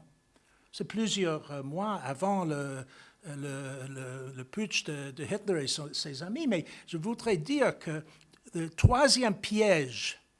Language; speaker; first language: French; non-native, fluent; English